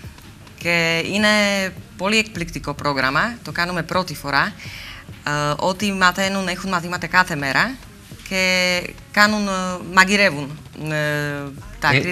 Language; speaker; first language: Greek; non-native, learner; Slovak